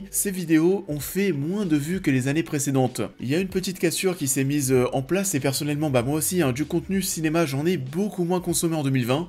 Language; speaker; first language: French; native; French